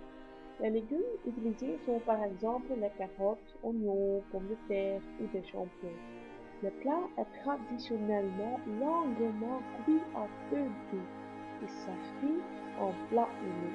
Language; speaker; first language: French; non-native, learner; Dutch